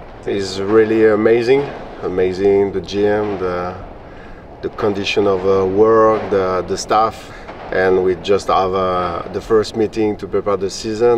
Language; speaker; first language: English; non-native, fluent; French